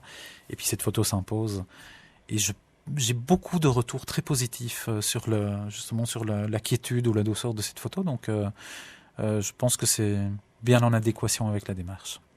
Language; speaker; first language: French; native; French